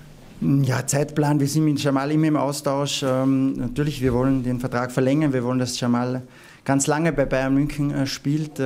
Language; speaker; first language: German; native; German